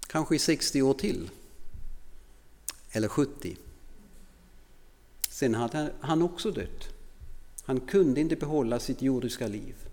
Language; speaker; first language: Swedish; non-native, fluent; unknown